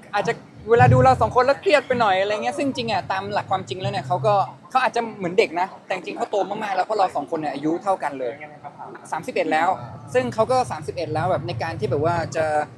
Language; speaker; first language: Thai; native; Thai